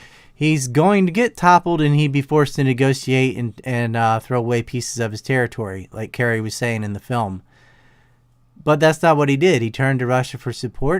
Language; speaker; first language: English; native; English